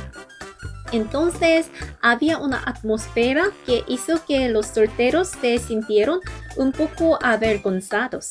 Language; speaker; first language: Spanish; non-native, fluent; Korean